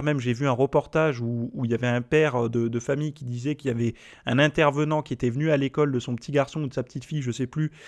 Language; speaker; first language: French; native; French